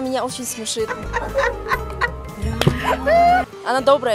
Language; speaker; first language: Russian; non-native, local second language; Tajik